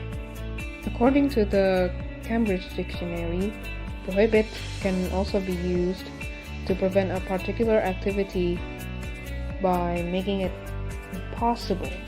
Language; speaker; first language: English; non-native, learner; Indonesian